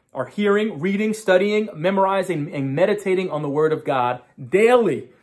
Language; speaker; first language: English; native; English